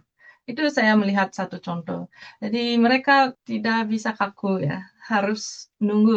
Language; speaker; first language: Indonesian; non-native, fluent; Japanese